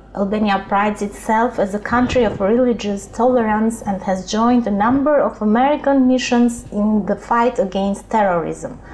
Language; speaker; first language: English; non-native, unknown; Albanian